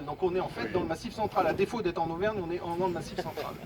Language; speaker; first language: French; native; French